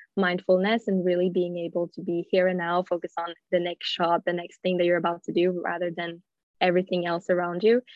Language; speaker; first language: English; non-native, fluent; Swedish